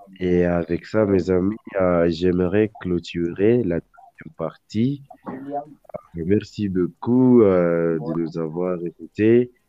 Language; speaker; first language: French; non-native, learner; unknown